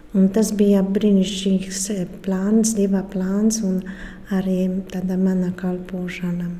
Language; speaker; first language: Latvian; non-native, fluent; Polish